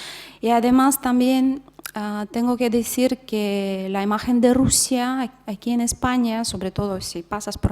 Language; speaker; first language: Spanish; non-native, fluent; Russian